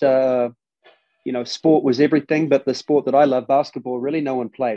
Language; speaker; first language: English; native; English